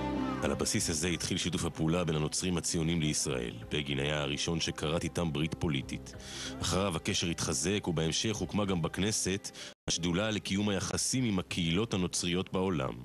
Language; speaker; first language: Hebrew; native; Hebrew